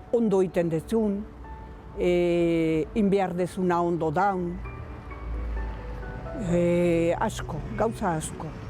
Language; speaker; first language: Basque; non-native, local second language; Spanish